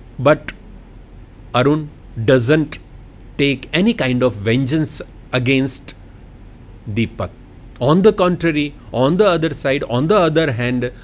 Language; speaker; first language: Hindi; non-native, local second language; Gujarati